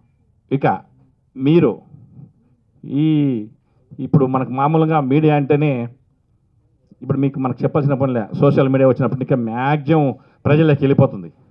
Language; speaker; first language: Telugu; native; Telugu